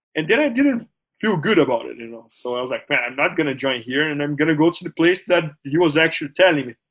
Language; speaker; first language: English; non-native, fluent; Portuguese